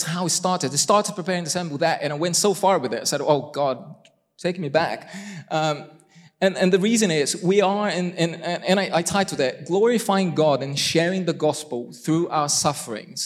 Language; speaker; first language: English; non-native, fluent; Portuguese